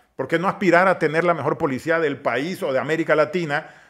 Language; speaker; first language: Spanish; native; Spanish